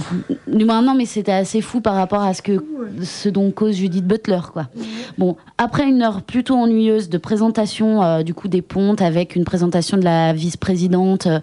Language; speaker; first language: French; native; French